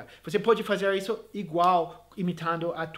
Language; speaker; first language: Portuguese; non-native, fluent; English